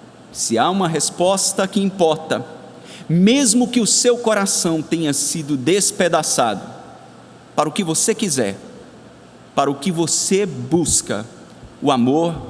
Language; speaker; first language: Portuguese; native; Portuguese